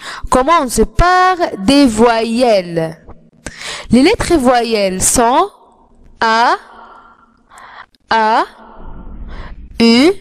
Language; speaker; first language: French; non-native, fluent; Arabic